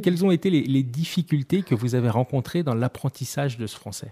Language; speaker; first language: French; native; French